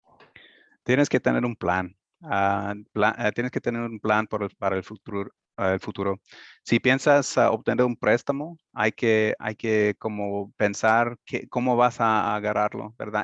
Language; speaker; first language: Spanish; early bilingual, heritage; Spanish